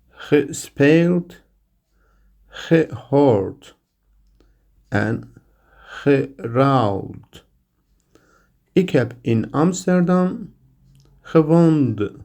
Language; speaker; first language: Dutch; non-native, learner; Turkish